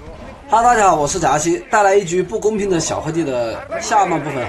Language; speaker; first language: Chinese; native; Chinese